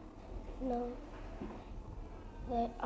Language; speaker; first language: English; non-native, learner; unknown